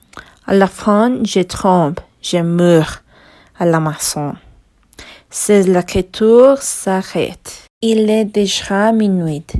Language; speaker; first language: French; non-native, learner; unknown